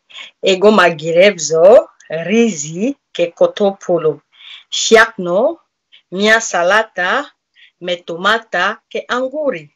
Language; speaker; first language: Greek; non-native, learner; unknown